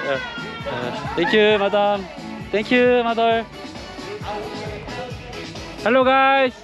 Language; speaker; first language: English; non-native, learner; Korean